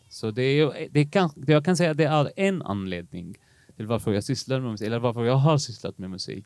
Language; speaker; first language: Swedish; non-native, fluent; Arabic